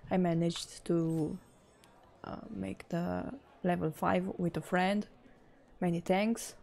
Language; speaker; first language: English; non-native, fluent; Romanian